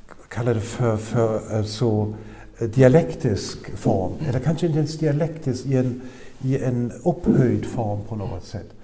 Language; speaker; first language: Swedish; non-native, fluent; German